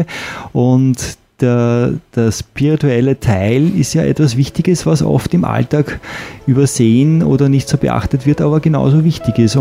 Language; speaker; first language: German; native; German